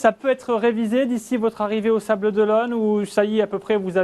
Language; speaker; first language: French; native; French